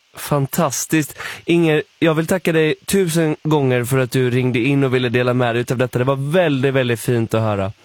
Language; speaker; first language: Swedish; native; Swedish